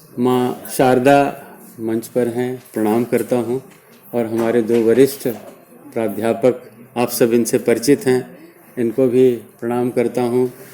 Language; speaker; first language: Hindi; native; Hindi